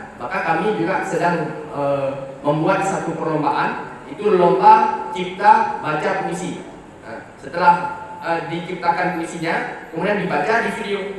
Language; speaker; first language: Indonesian; non-native, local second language; Achinese